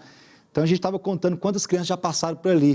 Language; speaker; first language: Portuguese; native; Portuguese